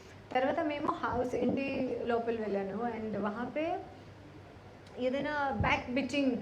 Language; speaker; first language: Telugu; non-native, learner; Hindi